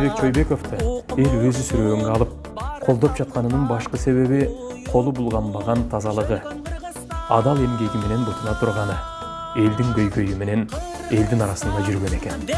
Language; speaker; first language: Kyrgyz; native; Kyrgyz